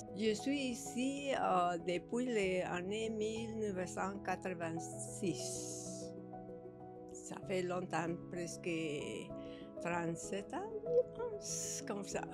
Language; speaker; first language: French; early bilingual, other home language; Spanish